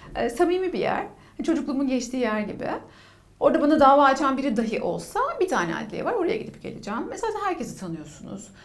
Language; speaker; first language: Turkish; native; Turkish